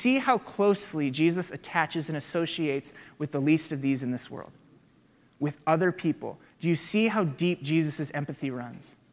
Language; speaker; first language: English; native; English